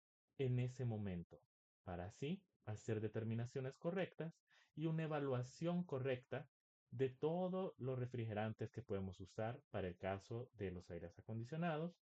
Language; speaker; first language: Spanish; native; Spanish